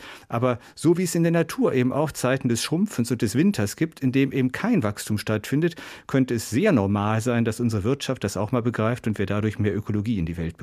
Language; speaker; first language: German; native; German